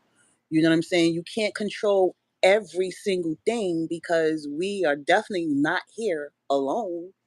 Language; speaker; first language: English; native; English